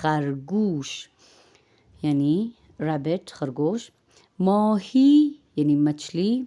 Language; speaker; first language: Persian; non-native, fluent; Urdu